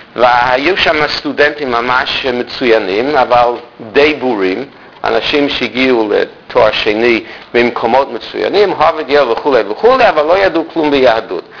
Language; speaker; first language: Hebrew; non-native, fluent; English